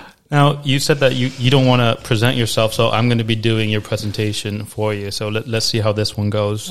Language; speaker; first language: English; native; English